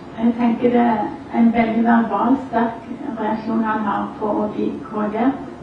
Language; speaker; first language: Norwegian; native; Norwegian